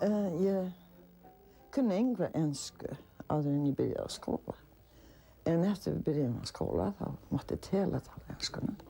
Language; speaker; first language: Icelandic; early bilingual, heritage; Icelandic